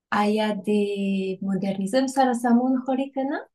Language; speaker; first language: Pashto; non-native, fluent; French